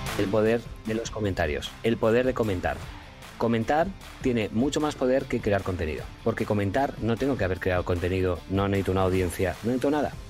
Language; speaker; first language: Spanish; native; Spanish